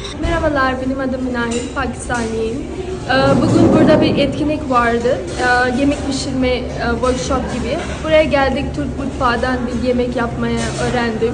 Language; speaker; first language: Turkish; non-native, learner; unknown